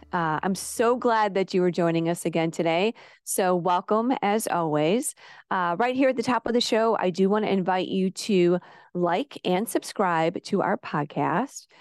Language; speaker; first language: English; native; English